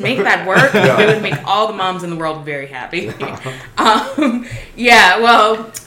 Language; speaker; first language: English; native; English